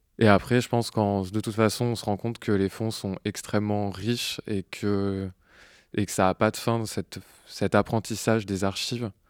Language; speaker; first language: French; native; French